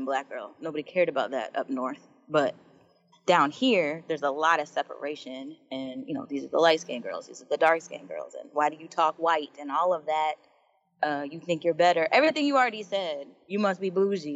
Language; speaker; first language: English; native; English